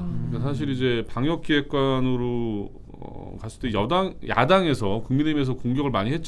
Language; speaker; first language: Korean; native; Korean